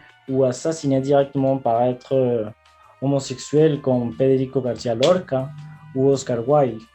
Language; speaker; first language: French; non-native, fluent; Spanish